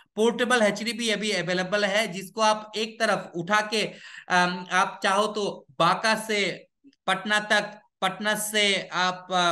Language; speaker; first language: Hindi; non-native, local second language; Bangla